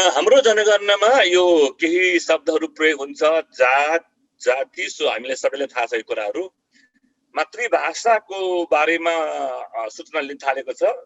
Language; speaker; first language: Nepali; non-native, local second language; Eastern Tamang